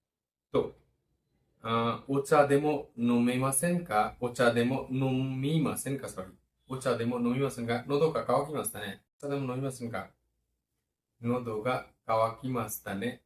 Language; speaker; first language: Japanese; non-native, learner; Bangla